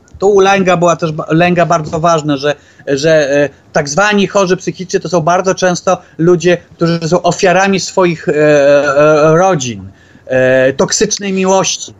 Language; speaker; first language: Polish; native; Polish